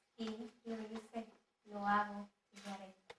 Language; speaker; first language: Spanish; native; Spanish